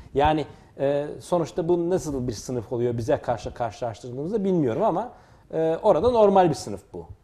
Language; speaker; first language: Turkish; native; Turkish